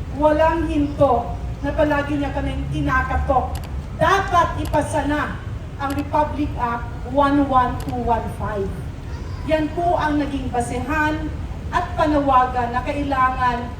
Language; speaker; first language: Filipino; native; Filipino